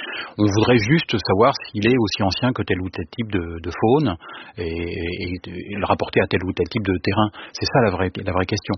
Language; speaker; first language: French; native; French